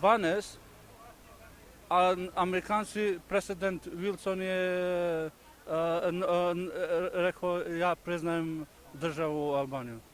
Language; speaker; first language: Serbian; non-native, local second language; Albanian